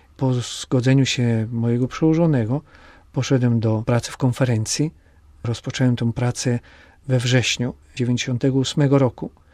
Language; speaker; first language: Polish; native; Polish